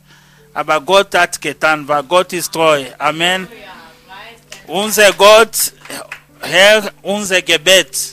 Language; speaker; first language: German; non-native, learner; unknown